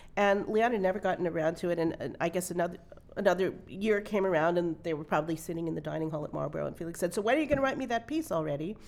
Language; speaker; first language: English; native; English